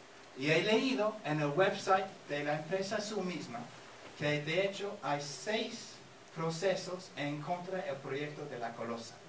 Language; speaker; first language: Spanish; non-native, fluent; English